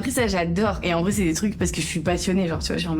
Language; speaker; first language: French; native; French